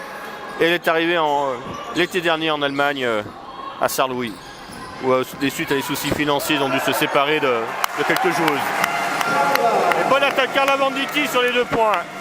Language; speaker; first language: French; native; French